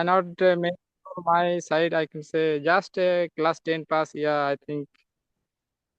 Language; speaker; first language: English; non-native, learner; Santali